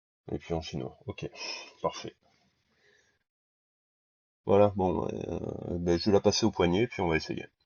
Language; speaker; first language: French; native; French